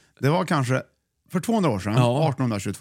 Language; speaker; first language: Swedish; native; Swedish